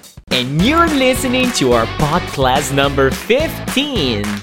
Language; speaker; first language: English; non-native, fluent; Portuguese